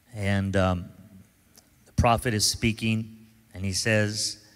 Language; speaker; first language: English; native; English